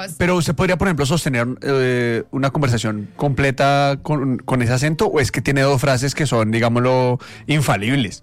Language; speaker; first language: Spanish; native; Spanish